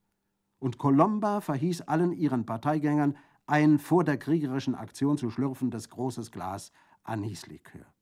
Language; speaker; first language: German; native; German